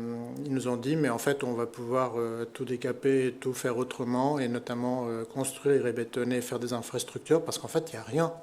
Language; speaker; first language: French; native; French